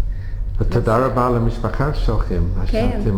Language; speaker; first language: Hebrew; non-native, learner; English